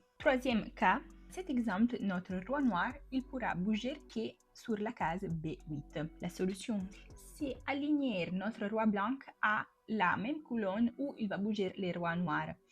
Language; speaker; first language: French; non-native, fluent; Italian